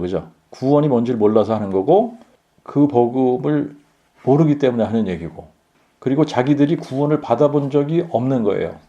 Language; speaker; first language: Korean; native; Korean